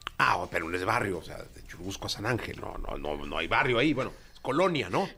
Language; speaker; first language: Spanish; native; Spanish